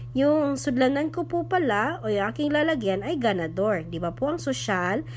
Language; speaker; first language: Filipino; non-native, local second language; Cebuano